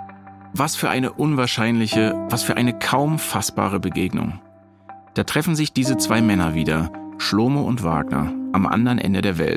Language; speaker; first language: German; native; German